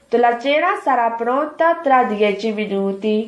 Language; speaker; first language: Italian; non-native, fluent; Urdu